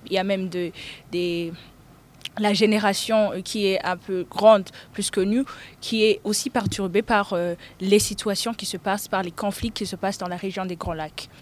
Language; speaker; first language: French; non-native, local second language; Rundi